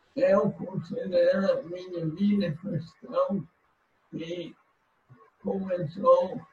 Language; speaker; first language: Portuguese; non-native, learner; English